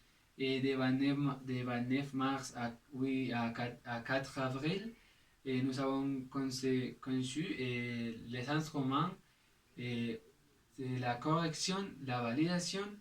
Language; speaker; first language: French; non-native, learner; Spanish